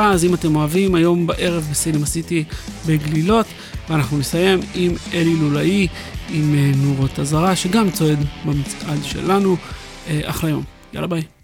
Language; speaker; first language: Hebrew; native; Hebrew